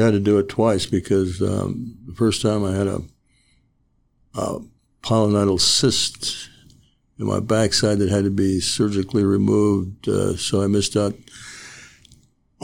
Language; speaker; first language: English; native; English